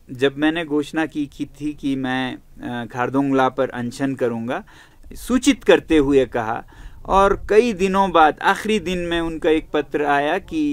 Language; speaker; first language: Hindi; non-native, local second language; Ladakhi